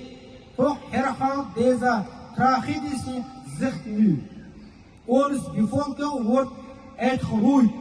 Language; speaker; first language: Dutch; non-native, fluent; Uyghur